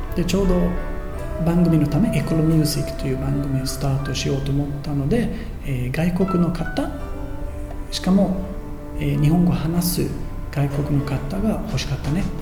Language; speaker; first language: Japanese; non-native, fluent; Swedish